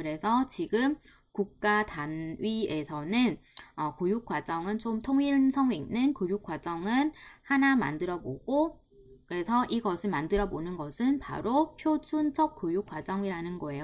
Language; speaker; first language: Korean; non-native, fluent; Vietnamese